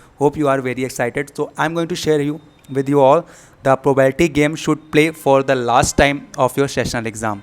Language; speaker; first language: Hindi; native; Hindi